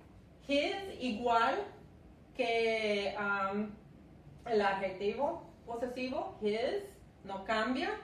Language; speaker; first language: Spanish; non-native, fluent; English